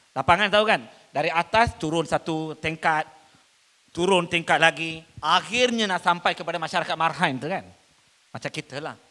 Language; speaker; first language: Malay; non-native, local second language; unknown